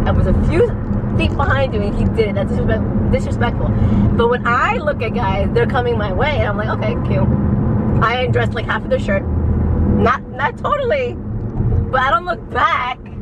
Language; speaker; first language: English; early bilingual, other home language; Spanish